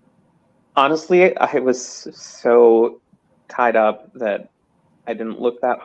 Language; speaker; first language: English; native; English